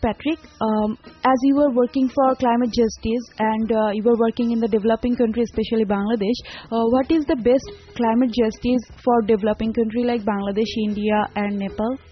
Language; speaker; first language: English; non-native, local second language; Bangla